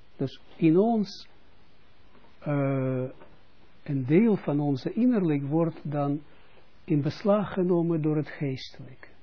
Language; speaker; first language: Dutch; non-native, fluent; Russian